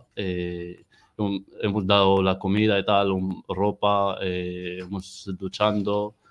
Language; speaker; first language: Spanish; non-native, learner; Arabic